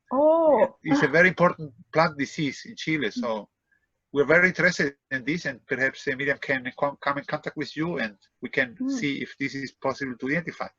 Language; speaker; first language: English; non-native, fluent; Spanish